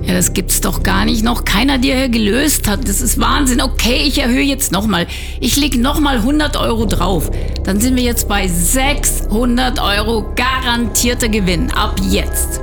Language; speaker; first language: German; native; German